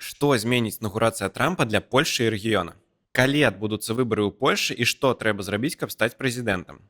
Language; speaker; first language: Belarusian; non-native, local second language; Russian